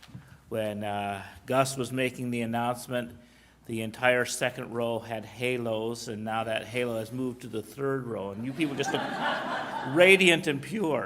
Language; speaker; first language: English; native; English